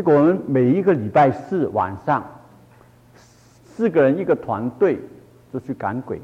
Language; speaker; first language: Chinese; non-native, local second language; Cantonese